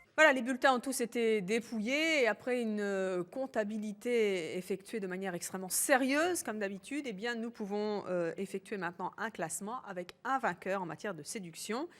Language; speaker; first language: French; native; French